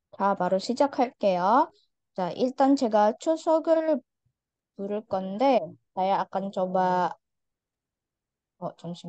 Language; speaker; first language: Korean; non-native, learner; Indonesian